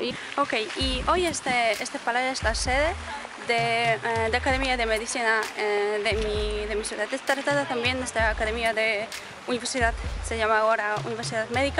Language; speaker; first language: Spanish; non-native, fluent; Polish